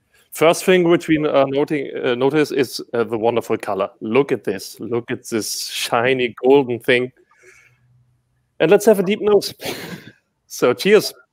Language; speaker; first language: English; non-native, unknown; German